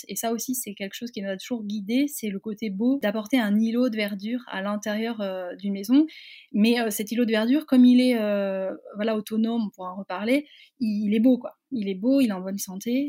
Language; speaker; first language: French; native; French